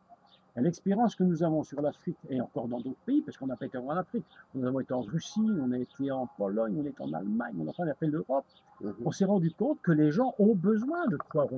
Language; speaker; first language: French; native; French